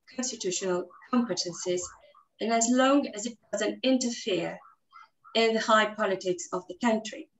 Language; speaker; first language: English; non-native, fluent; Portuguese